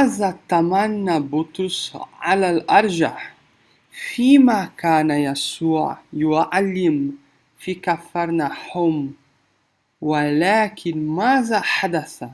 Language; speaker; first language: Arabic; non-native, fluent; Portuguese